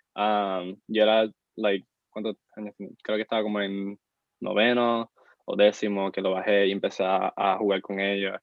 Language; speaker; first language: English; non-native, fluent; Spanish